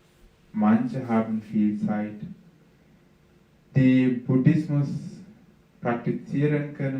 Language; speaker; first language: German; non-native, fluent; Sinhala